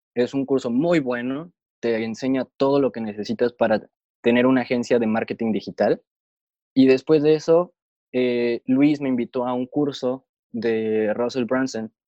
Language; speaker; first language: Spanish; native; Spanish